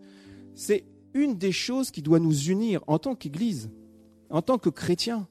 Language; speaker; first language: French; native; French